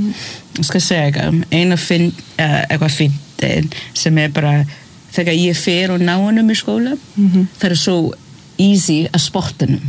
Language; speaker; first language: Icelandic; early bilingual, other home language; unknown